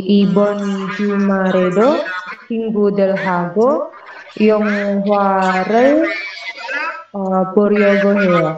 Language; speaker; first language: Korean; non-native, learner; Indonesian